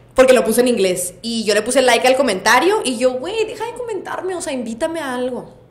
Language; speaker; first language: Spanish; native; Spanish